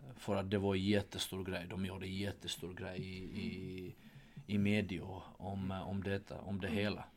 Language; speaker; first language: Swedish; non-native, fluent; Russian